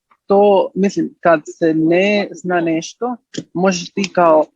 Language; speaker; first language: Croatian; early bilingual, heritage; Spanish